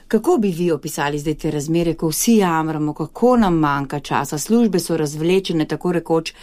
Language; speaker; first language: Slovenian; native; Slovenian